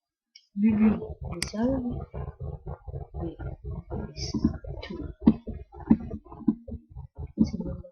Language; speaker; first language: French; native; French